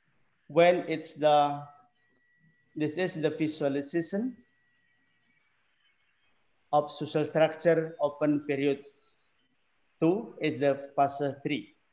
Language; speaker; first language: English; non-native, learner; Indonesian